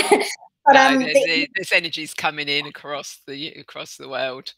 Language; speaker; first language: English; native; English